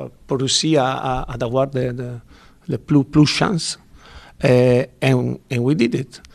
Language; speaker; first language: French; non-native, learner; Italian